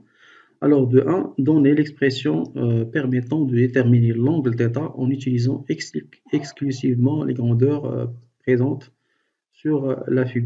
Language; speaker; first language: French; non-native, local second language; Arabic